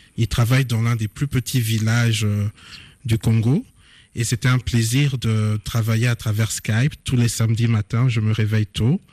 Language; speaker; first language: French; non-native, local second language; Lingala